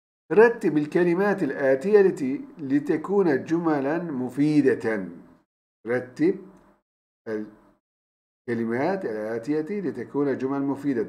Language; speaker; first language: Arabic; non-native, fluent; Turkish